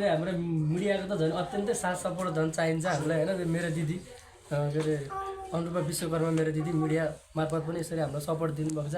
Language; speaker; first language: Nepali; native; Nepali